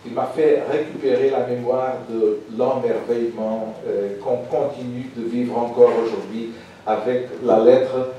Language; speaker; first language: French; non-native, fluent; Portuguese